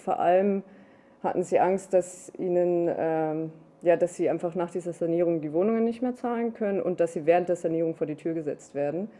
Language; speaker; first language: German; native; German